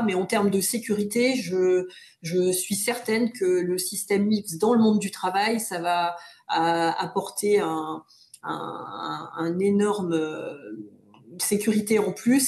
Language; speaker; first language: French; native; French